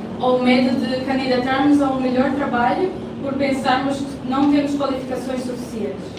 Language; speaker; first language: Portuguese; native; Portuguese